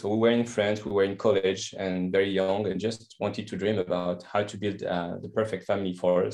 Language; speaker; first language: English; non-native, fluent; French